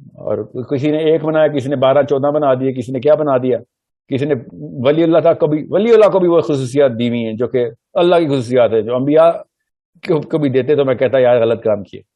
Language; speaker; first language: Urdu; early bilingual, heritage; Urdu